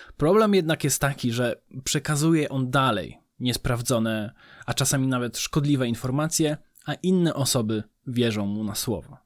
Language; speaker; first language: Polish; native; Polish